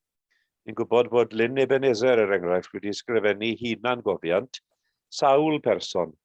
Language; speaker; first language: Welsh; native; Welsh